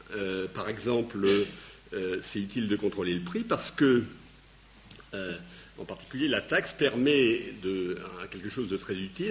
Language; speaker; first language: French; native; French